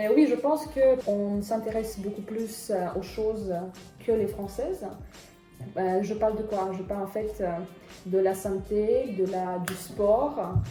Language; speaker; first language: French; non-native, fluent; Russian